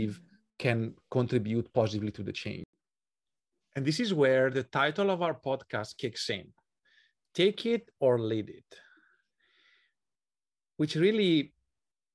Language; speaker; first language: English; non-native, fluent; Italian